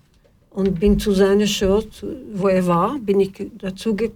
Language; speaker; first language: German; non-native, fluent; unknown